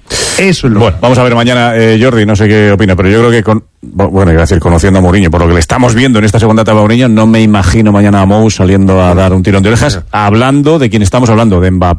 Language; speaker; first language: Spanish; native; Spanish